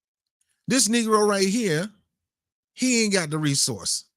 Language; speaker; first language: English; native; English